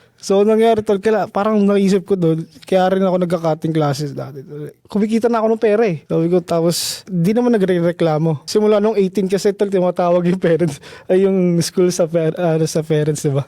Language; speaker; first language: Filipino; native; Filipino